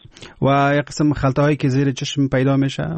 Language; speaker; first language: Persian; native; Persian